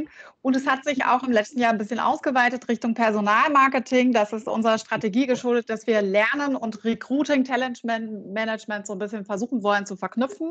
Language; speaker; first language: German; native; German